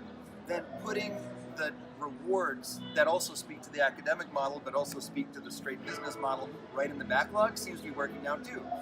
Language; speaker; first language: English; native; English